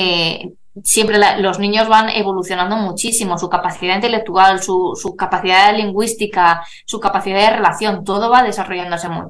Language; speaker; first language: Spanish; native; Spanish